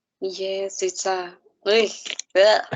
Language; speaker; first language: English; non-native, learner; Spanish